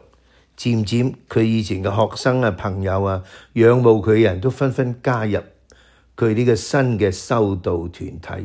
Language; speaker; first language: Chinese; non-native, local second language; Cantonese